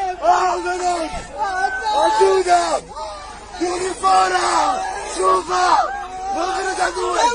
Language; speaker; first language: Portuguese; non-native, learner; Haitian Creole